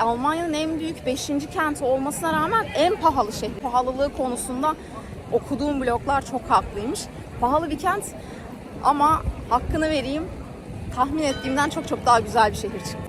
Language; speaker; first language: Turkish; native; Turkish